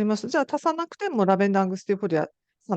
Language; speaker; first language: Japanese; native; Japanese